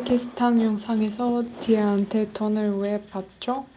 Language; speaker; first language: Korean; non-native, learner; Russian